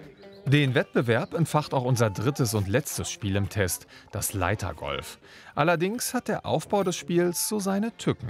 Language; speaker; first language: German; native; German